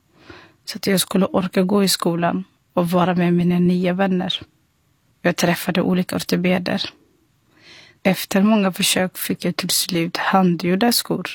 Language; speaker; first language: Swedish; non-native, fluent; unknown